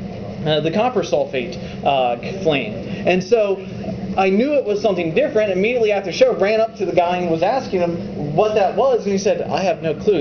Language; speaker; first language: English; native; English